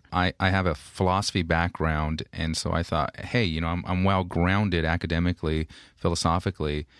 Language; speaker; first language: English; native; English